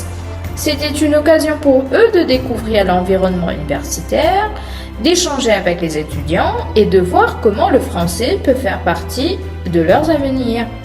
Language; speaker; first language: French; non-native, fluent; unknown